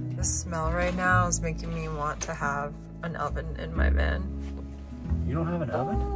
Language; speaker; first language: English; native; English